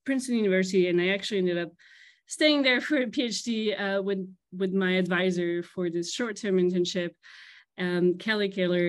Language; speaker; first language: English; non-native, fluent; French